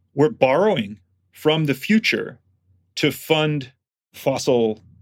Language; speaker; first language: English; native; English